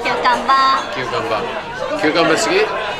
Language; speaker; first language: English; non-native, fluent; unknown